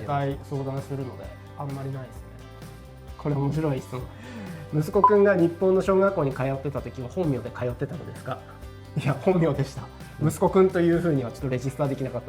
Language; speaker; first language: Japanese; native; Japanese